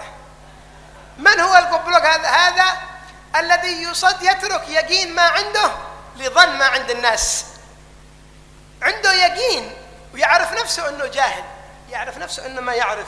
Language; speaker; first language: Arabic; native; Arabic